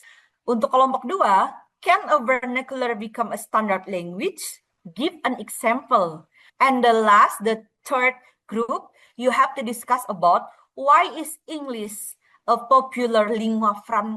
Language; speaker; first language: English; non-native, fluent; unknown